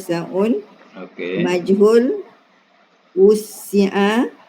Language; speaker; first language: Arabic; non-native, learner; Malay